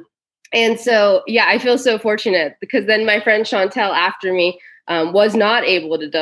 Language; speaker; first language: English; native; English